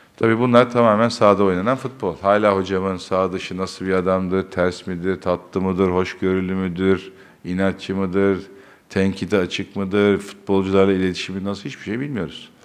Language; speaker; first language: Turkish; native; Turkish